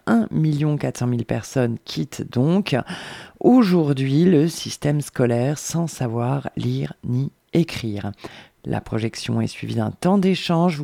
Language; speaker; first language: French; native; French